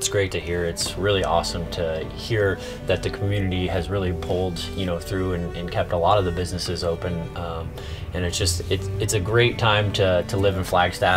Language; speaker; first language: English; native; English